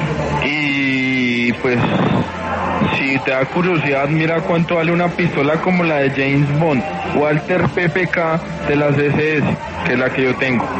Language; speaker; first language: Spanish; native; Spanish